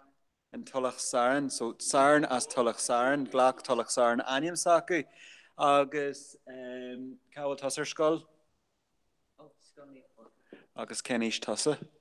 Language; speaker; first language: Irish; non-native, local second language; English